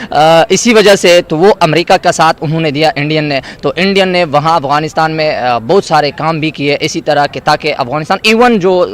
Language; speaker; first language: Hindi; non-native, local second language; Pashto